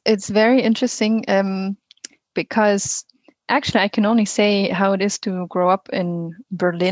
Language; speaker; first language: English; non-native, fluent; German